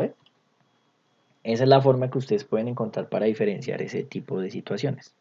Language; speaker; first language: Spanish; native; Spanish